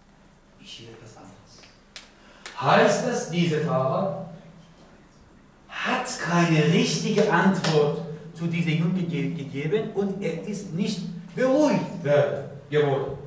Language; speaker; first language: German; non-native, learner; Persian